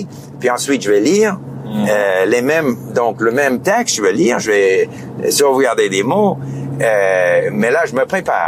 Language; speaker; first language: French; non-native, fluent; English